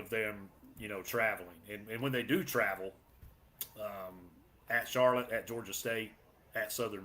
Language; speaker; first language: English; native; English